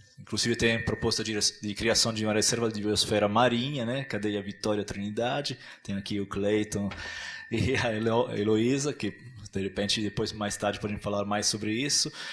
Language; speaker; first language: Portuguese; non-native, fluent; Italian